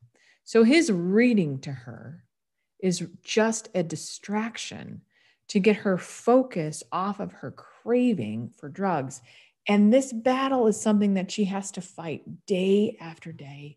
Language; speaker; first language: English; native; English